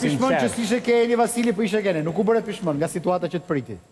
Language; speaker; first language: Albanian; native; Albanian